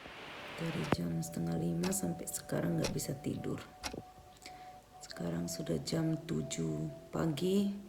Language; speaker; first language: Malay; early bilingual, heritage; Malay